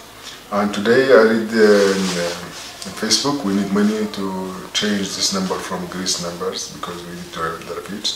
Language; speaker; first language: English; non-native, learner; Arabic